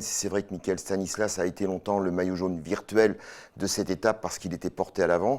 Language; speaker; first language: French; native; French